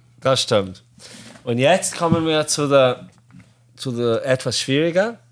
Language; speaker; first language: German; non-native, fluent; Arabic